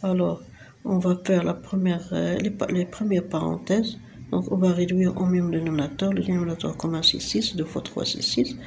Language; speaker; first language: French; non-native, local second language; Arabic